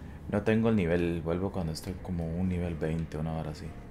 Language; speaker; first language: Spanish; native; Spanish